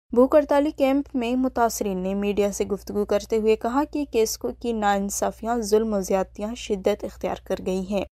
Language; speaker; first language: Urdu; non-native, local second language; Baluchi